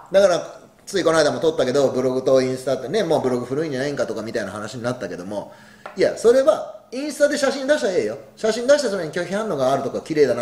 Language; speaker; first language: Japanese; native; Japanese